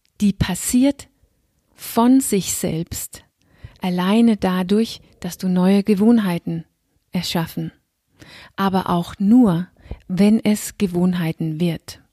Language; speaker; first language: German; non-native, fluent; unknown